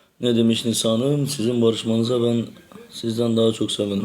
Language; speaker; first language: Turkish; native; Turkish